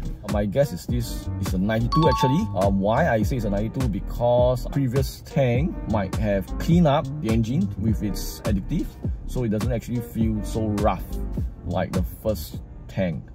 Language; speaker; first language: English; native; English